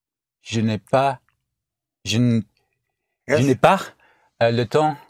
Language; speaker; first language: French; non-native, learner; English